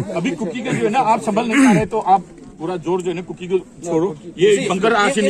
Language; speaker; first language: Hindi; non-native, local second language; Manipuri